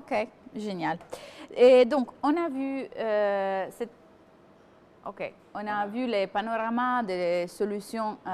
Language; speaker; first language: French; non-native, fluent; Italian